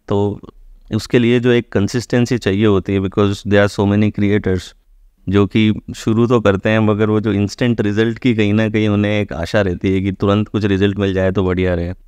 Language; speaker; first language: Hindi; native; Hindi